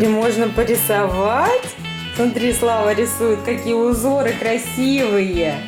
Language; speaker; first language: Russian; native; Russian